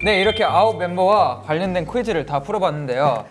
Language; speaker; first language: Korean; native; Korean